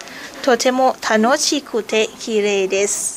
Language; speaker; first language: Japanese; non-native, learner; Thai